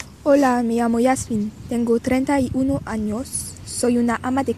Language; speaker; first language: Spanish; non-native, learner; French